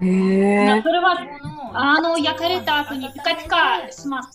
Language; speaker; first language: Japanese; non-native, fluent; Russian